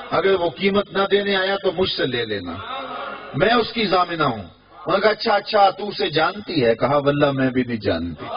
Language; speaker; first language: Urdu; non-native, local second language; Punjabi